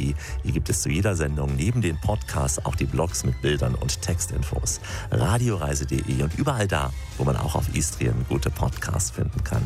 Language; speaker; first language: German; native; German